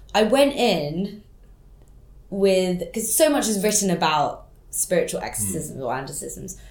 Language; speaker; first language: English; non-native, local second language; French